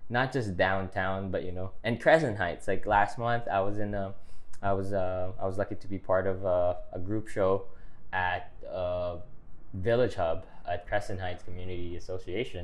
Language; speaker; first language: English; non-native, local second language; Filipino